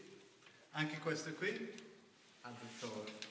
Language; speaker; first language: Italian; non-native, learner; English